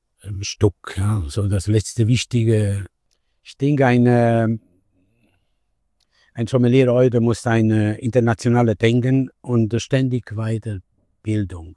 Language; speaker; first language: German; non-native, fluent; Italian